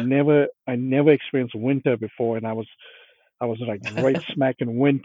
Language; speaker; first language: English; non-native, local second language; Punjabi